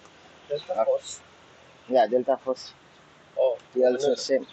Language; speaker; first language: English; non-native, learner; Nepali